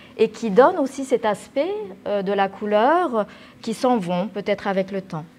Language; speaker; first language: French; non-native, fluent; Japanese